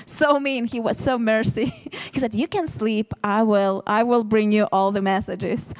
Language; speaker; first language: English; non-native, fluent; Ukrainian